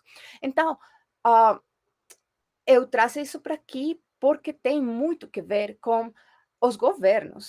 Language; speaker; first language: Portuguese; non-native, fluent; Spanish